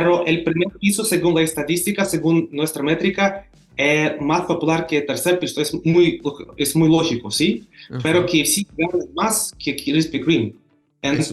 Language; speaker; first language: Spanish; non-native, fluent; Russian